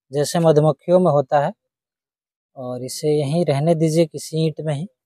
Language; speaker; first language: Hindi; native; Hindi